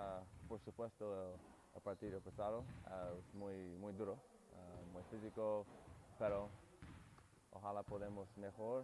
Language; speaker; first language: Spanish; non-native, learner; English